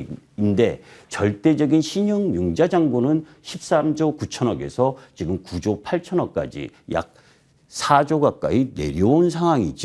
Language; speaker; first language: Korean; native; Korean